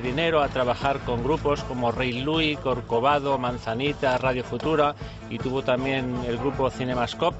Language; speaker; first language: Spanish; native; Spanish